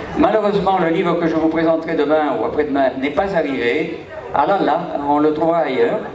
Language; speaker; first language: French; native; French